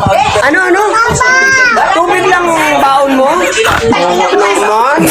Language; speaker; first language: Filipino; non-native, local second language; Cebuano